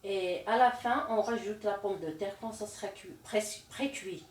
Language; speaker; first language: French; non-native, local second language; Arabic